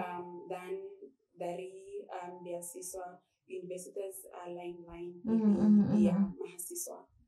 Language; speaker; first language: Indonesian; non-native, learner; Tswana